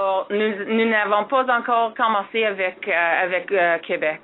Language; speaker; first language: French; non-native, fluent; English